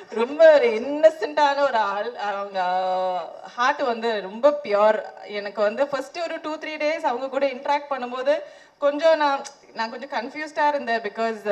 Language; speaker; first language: Tamil; non-native, fluent; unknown